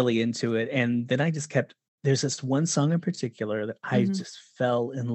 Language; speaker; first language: English; native; English